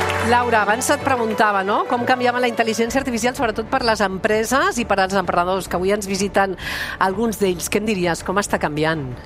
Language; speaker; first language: Catalan; native; Catalan